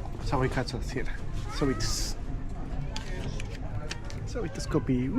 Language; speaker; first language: Finnish; non-native, learner; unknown